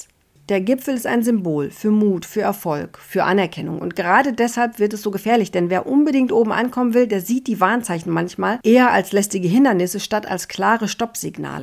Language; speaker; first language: German; native; German